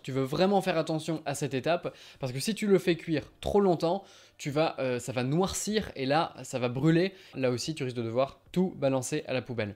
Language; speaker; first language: French; native; French